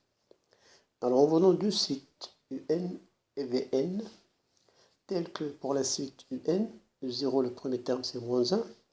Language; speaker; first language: French; non-native, local second language; Arabic